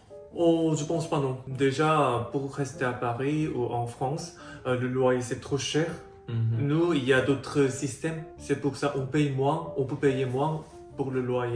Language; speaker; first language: French; non-native, fluent; Korean